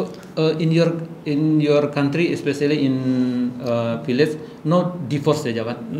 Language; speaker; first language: English; non-native, learner; Indonesian